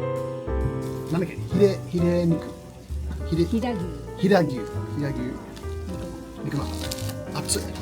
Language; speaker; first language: Japanese; non-native, learner; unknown